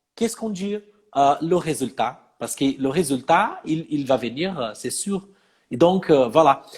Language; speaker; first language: French; non-native, fluent; Portuguese